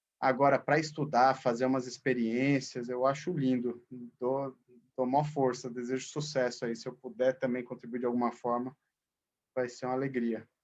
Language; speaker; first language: Portuguese; native; Portuguese